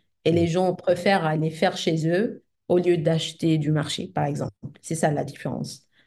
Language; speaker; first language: French; non-native, fluent; Arabic